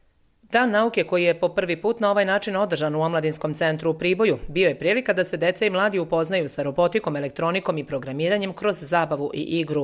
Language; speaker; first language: Bosnian; native; Bosnian